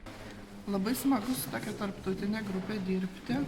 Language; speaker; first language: Lithuanian; native; Lithuanian